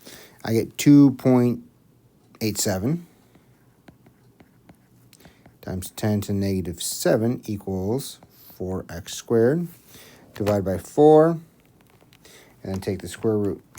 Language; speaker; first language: English; native; English